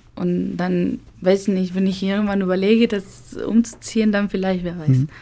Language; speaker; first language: German; non-native, fluent; Spanish